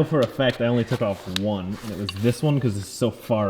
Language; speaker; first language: English; native; English